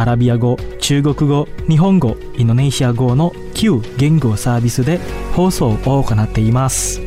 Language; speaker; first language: Japanese; non-native, fluent; Indonesian